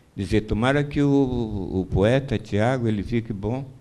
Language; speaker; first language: Portuguese; native; Portuguese